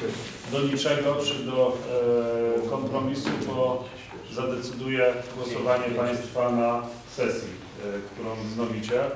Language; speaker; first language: Polish; native; Polish